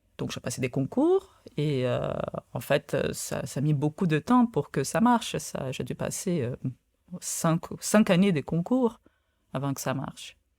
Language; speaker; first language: French; non-native, fluent; Portuguese